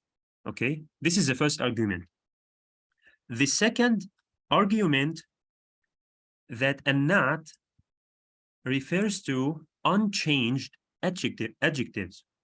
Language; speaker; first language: English; non-native, fluent; Arabic